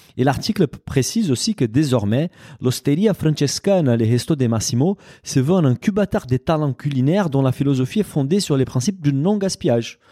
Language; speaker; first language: French; non-native, fluent; Portuguese